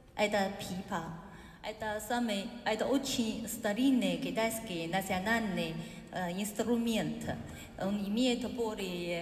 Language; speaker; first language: Russian; non-native, learner; Chinese